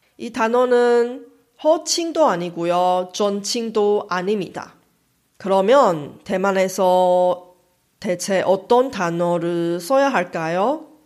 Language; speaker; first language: Korean; non-native, fluent; Chinese